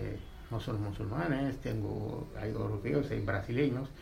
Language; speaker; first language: Spanish; non-native, fluent; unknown